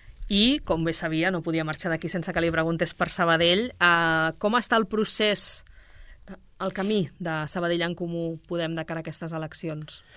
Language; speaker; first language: Catalan; native; Catalan